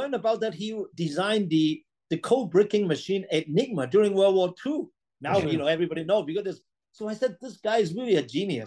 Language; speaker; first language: English; non-native, local second language; Cantonese